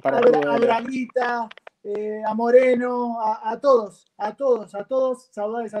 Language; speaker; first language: Portuguese; non-native, fluent; Spanish